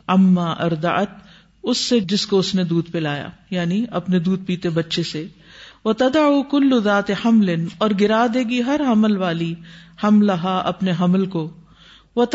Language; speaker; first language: Urdu; native; Urdu